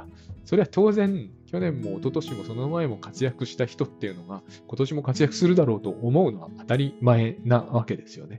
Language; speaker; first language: Japanese; native; Japanese